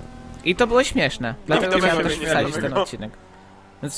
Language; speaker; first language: Polish; native; Polish